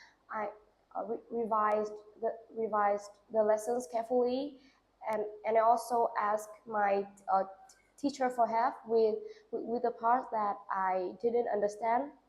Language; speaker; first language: English; non-native, learner; Vietnamese